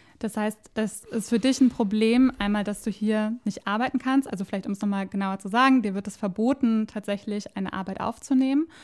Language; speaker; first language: German; native; German